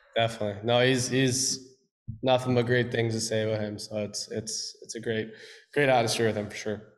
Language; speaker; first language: English; native; English